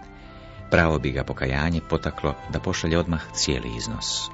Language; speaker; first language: Croatian; native; Croatian